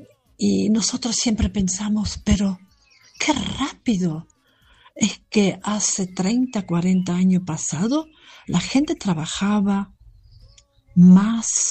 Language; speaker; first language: Spanish; non-native, fluent; German